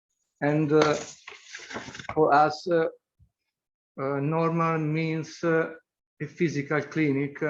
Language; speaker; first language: English; non-native, fluent; Italian